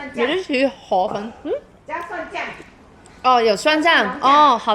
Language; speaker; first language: Chinese; early bilingual, heritage; Chinese